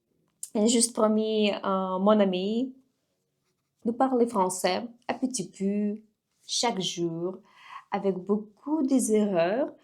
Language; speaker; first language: French; non-native, learner; Russian